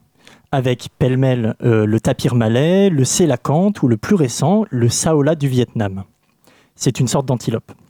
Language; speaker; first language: French; native; French